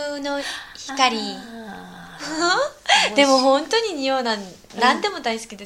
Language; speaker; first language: Japanese; non-native, fluent; Korean